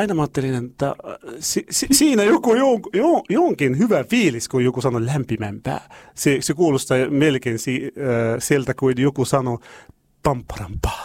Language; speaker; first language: Finnish; non-native, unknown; Arabic